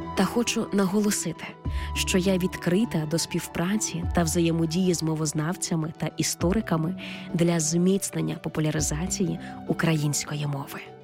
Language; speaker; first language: Ukrainian; native; Ukrainian